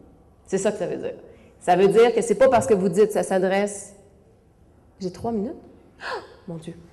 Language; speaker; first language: French; native; French